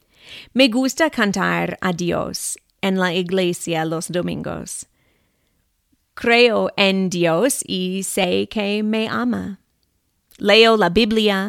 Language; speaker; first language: Spanish; non-native, fluent; English